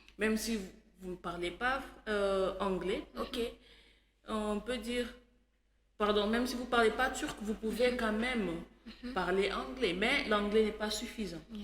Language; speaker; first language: French; non-native, local second language; Swahili